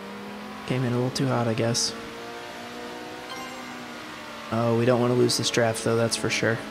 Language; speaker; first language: English; native; English